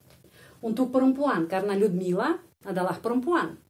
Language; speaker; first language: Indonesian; non-native, fluent; Russian